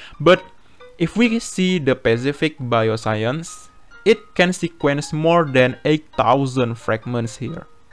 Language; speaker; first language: English; non-native, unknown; Indonesian